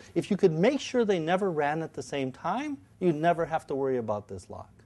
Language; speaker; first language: English; native; English